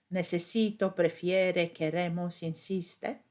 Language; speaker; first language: Spanish; non-native, fluent; English